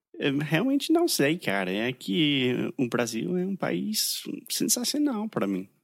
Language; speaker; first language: Portuguese; non-native, fluent; English